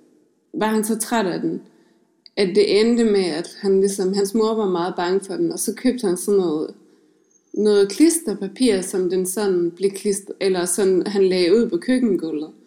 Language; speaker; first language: Danish; native; Danish